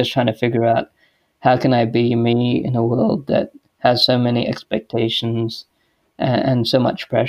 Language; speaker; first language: English; native; English